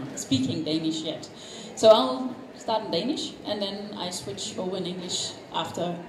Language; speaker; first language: English; non-native, fluent; Danish